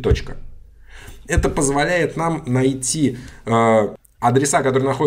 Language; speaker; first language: Russian; native; Russian